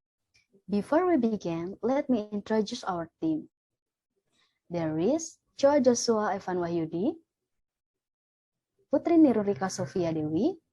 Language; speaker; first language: English; non-native, learner; Indonesian